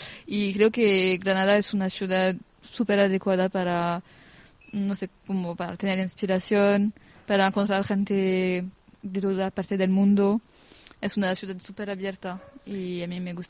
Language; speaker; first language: Spanish; non-native, fluent; French